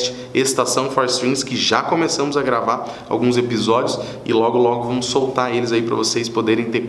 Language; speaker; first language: Portuguese; native; Portuguese